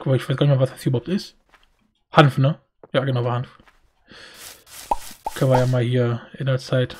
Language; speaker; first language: German; native; German